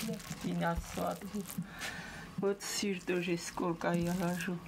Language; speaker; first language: Russian; non-native, local second language; Ossetic